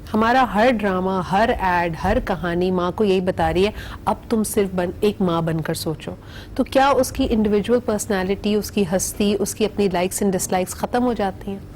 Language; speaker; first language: Urdu; native; Urdu